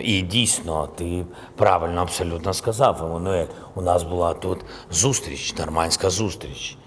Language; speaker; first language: Ukrainian; non-native, local second language; Russian